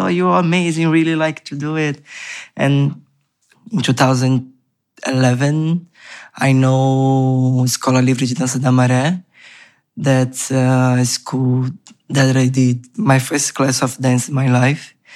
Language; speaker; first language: English; non-native, learner; Portuguese